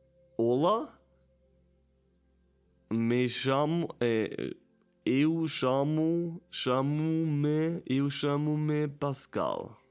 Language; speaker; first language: Portuguese; non-native, learner; German